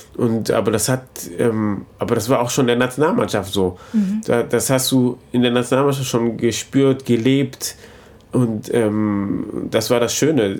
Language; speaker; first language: German; early bilingual, other home language; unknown